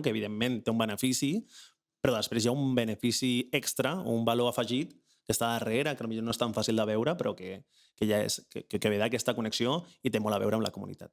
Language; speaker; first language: Catalan; native; Catalan